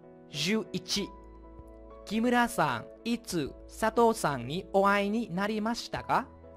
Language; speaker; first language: Japanese; non-native, fluent; Vietnamese